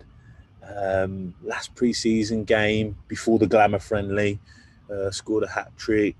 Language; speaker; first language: English; native; English